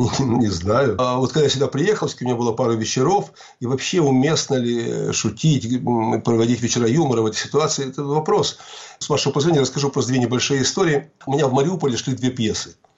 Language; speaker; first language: Russian; native; Russian